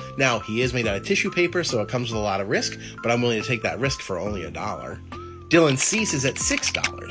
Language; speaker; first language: English; native; English